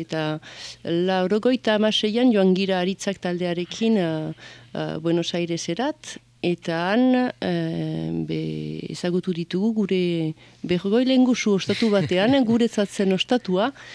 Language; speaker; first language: Basque; early bilingual, heritage; Basque